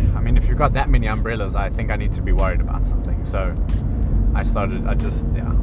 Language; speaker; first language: English; native; English